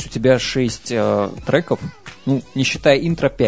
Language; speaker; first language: Russian; native; Russian